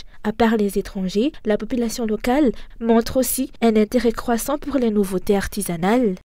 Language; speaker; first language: French; non-native, local second language; Malagasy